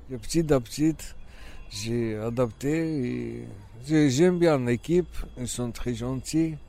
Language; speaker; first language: French; non-native, learner; Kurdish